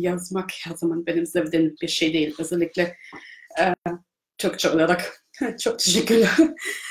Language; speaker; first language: Turkish; non-native, fluent; German